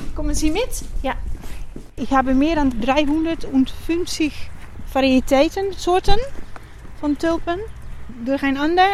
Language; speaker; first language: German; non-native, learner; Dutch